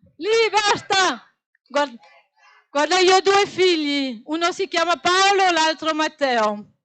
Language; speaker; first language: Italian; non-native, fluent; French